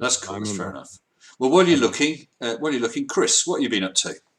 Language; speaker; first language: English; native; English